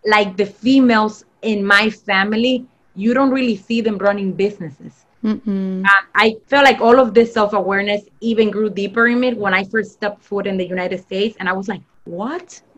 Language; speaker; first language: English; non-native, fluent; Spanish